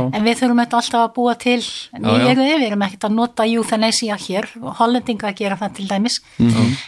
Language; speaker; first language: Icelandic; non-native, fluent; Dutch